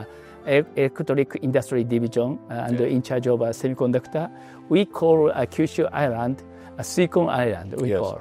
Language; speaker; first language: English; non-native, learner; Japanese